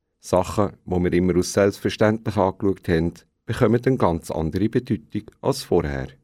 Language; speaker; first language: German; native; German